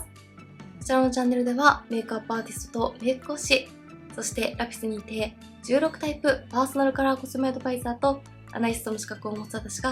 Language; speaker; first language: Japanese; native; Japanese